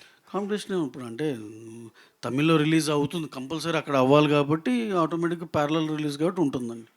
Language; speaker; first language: Telugu; native; Telugu